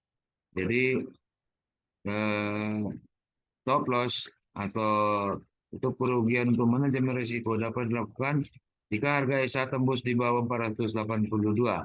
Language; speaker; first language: Indonesian; native; Indonesian